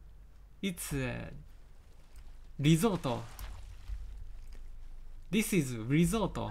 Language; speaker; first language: English; non-native, learner; Japanese